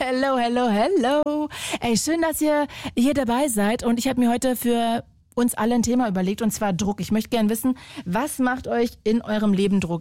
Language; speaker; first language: German; native; German